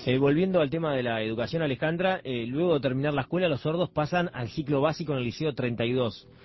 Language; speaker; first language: Spanish; native; Spanish